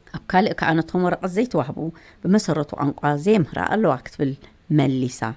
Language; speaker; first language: Tigrinya; native; Tigrinya